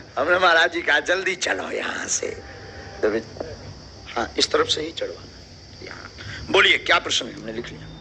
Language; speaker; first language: Hindi; native; Hindi